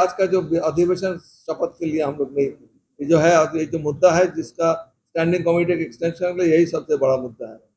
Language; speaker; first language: Hindi; non-native, local second language; Bangla